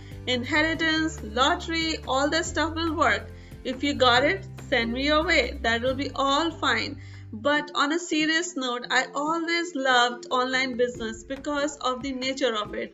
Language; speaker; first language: English; non-native, local second language; Hindi